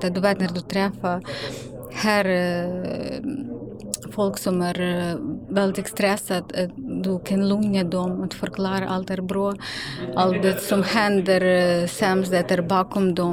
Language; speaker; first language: Swedish; non-native, learner; Ukrainian